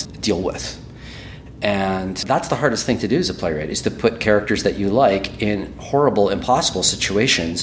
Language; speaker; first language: English; early bilingual, other home language; German